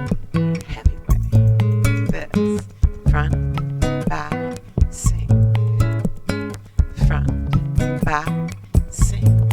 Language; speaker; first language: English; native; English